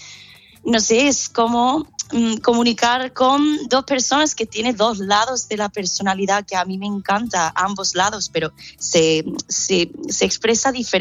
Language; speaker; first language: Spanish; non-native, fluent; English